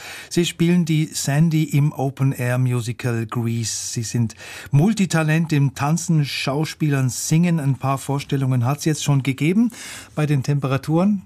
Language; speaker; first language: German; native; German